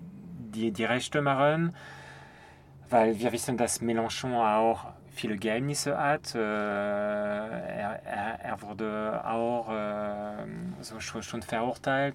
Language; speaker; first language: German; non-native, fluent; French